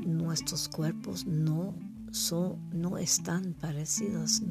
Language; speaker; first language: Spanish; non-native, learner; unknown